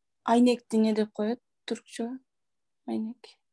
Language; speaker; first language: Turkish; non-native, learner; Kyrgyz